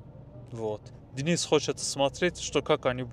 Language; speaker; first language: Russian; non-native, fluent; Persian